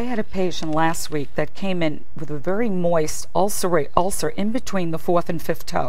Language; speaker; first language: English; native; English